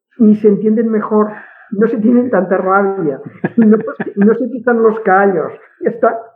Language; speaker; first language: Spanish; non-native, local second language; Catalan